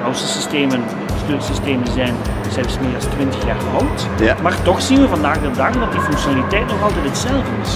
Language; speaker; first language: Dutch; native; Dutch